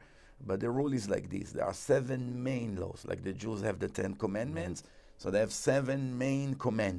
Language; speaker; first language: English; non-native, fluent; Hebrew